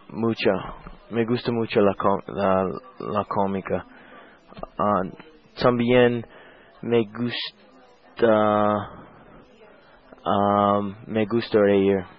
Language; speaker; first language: Spanish; non-native, learner; English